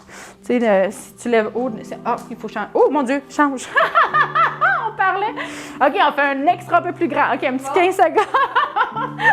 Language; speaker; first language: French; native; French